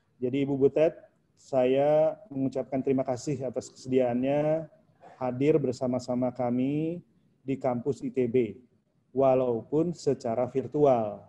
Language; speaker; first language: Indonesian; native; Indonesian